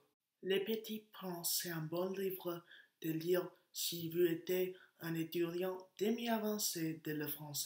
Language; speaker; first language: French; non-native, learner; Spanish